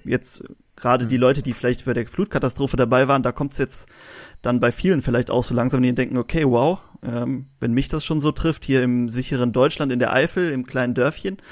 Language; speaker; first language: German; native; German